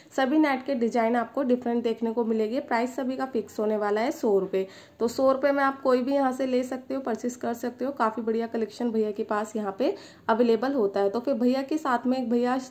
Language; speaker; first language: Hindi; native; Hindi